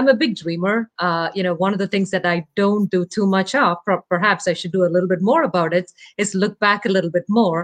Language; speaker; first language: English; non-native, local second language; Malayalam